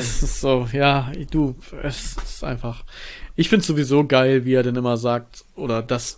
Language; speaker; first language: German; native; German